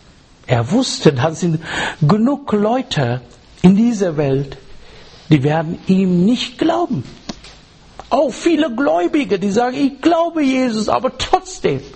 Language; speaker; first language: German; non-native, learner; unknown